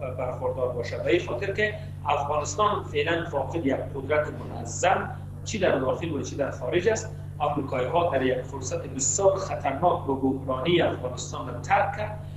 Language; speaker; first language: Persian; native; Persian